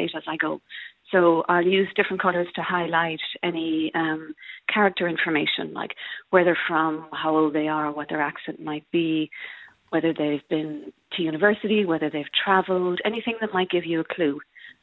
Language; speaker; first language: English; native; English